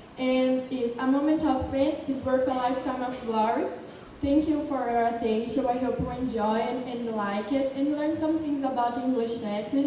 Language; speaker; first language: English; non-native, learner; Portuguese